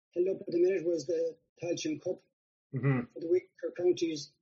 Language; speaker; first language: English; native; English